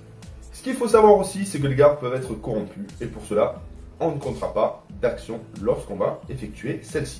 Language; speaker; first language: French; native; French